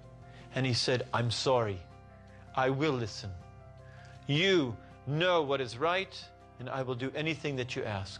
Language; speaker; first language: English; native; English